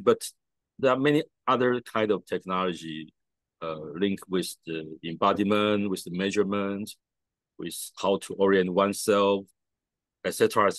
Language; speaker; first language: English; non-native, fluent; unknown